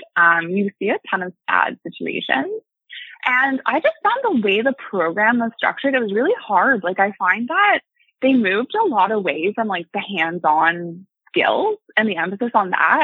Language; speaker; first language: English; native; English